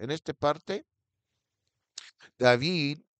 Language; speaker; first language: Spanish; non-native, fluent; English